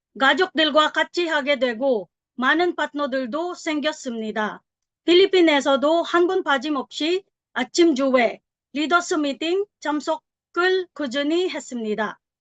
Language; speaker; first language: Korean; non-native, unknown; Filipino